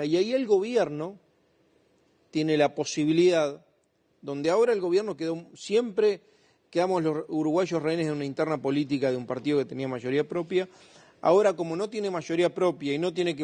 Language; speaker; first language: Spanish; native; Spanish